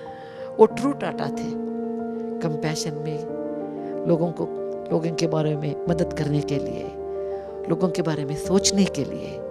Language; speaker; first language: Hindi; non-native, local second language; Kannada